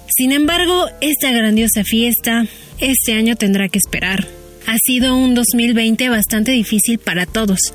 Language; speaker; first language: Spanish; native; Spanish